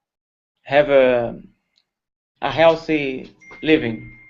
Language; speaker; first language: English; non-native, learner; Portuguese